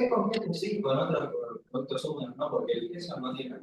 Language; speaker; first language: Spanish; native; Spanish